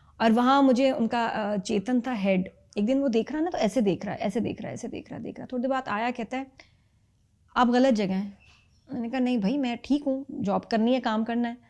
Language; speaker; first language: Urdu; native; Urdu